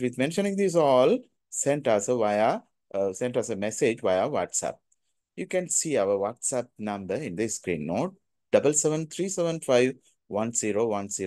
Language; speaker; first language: English; non-native, local second language; Tamil